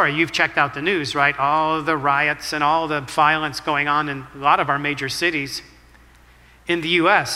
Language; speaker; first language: English; native; English